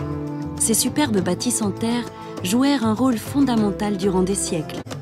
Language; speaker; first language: French; native; French